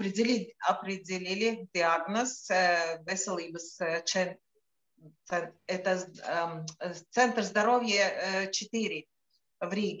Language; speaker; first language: Russian; non-native, local second language; Latvian